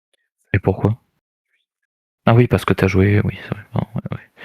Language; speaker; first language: French; native; French